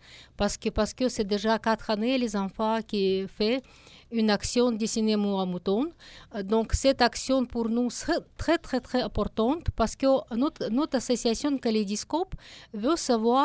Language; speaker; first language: French; non-native, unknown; Russian